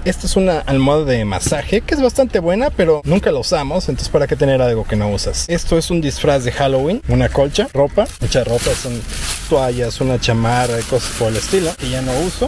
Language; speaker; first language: Spanish; native; Spanish